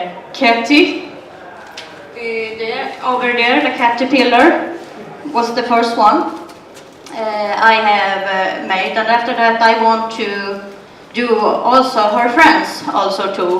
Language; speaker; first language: English; non-native, learner; Swedish